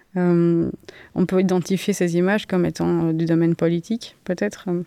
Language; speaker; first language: French; native; French